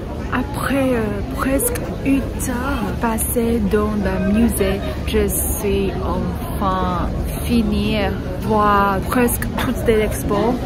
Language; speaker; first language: French; non-native, learner; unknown